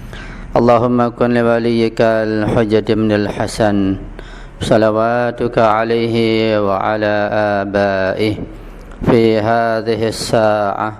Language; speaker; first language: Arabic; non-native, fluent; Indonesian